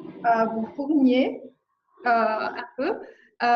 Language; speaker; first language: French; non-native, learner; English